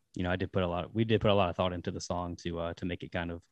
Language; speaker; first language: English; native; English